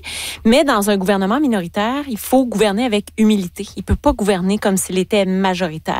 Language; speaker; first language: French; native; French